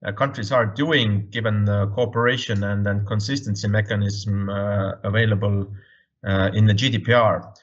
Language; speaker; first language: English; non-native, fluent; Estonian